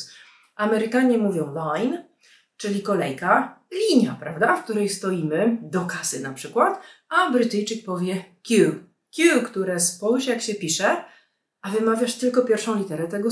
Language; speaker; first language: Polish; native; Polish